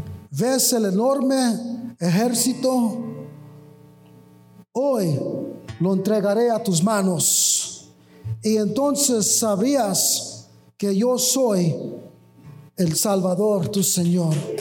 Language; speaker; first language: Spanish; early bilingual, heritage; Spanish